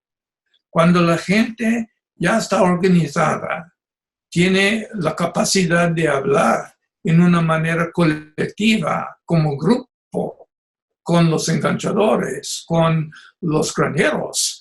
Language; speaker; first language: Spanish; non-native, fluent; English